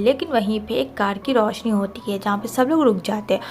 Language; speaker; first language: Hindi; native; Hindi